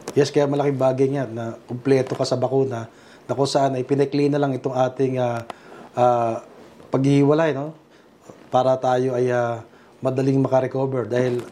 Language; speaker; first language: Filipino; native; Filipino